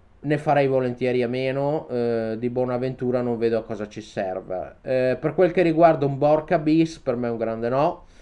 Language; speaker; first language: Italian; native; Italian